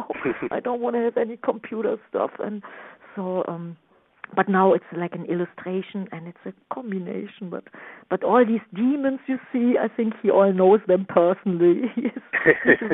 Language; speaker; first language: English; non-native, fluent; German